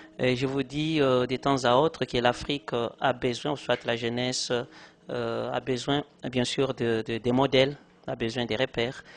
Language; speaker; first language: French; non-native, local second language; Lingala